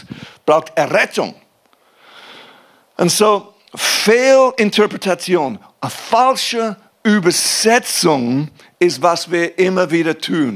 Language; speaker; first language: German; non-native, fluent; English